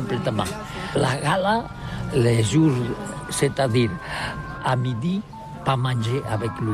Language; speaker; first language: French; non-native, learner; Catalan